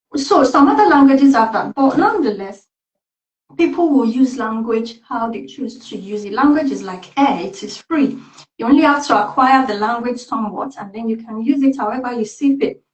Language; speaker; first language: English; non-native, local second language; Yoruba